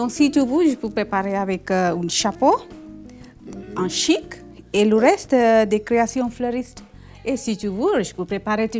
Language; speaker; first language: French; non-native, learner; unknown